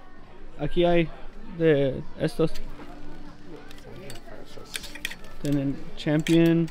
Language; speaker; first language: Spanish; early bilingual, heritage; Spanish